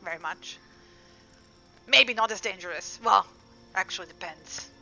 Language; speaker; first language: English; native; English